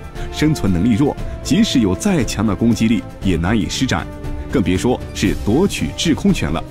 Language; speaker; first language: Chinese; native; Chinese